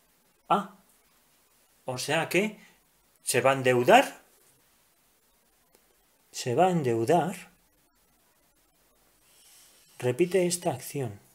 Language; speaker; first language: Spanish; native; Spanish